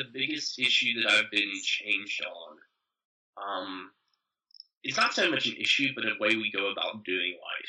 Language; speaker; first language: English; native; English